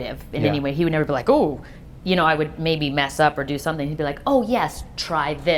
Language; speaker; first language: English; native; English